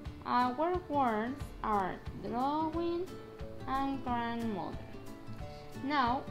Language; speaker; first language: English; non-native, fluent; Spanish